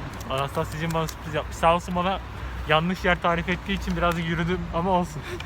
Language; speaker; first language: Turkish; native; Turkish